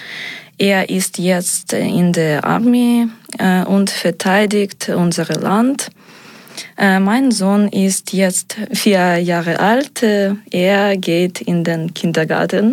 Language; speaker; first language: German; non-native, fluent; Ukrainian